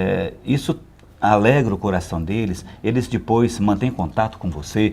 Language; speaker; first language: Portuguese; native; Portuguese